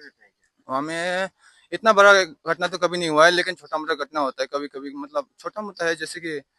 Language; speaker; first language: Hindi; non-native, local second language; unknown